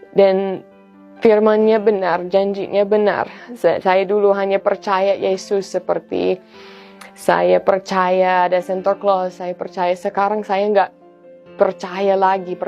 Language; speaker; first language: Indonesian; non-native, fluent; English